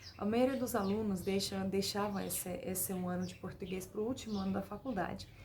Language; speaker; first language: Portuguese; non-native, fluent; Finnish